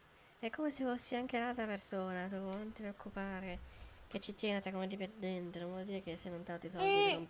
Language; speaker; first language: Italian; native; Italian